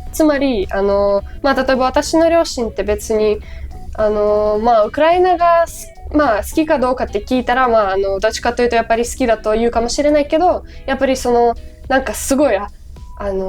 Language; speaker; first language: Japanese; non-native, fluent; Ukrainian